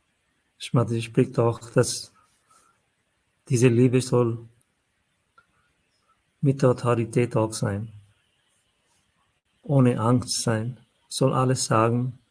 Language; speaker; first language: German; non-native, fluent; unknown